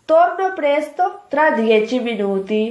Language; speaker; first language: Italian; non-native, fluent; Urdu